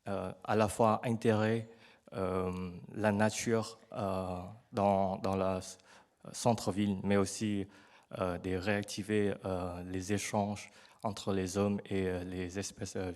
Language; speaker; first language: French; non-native, learner; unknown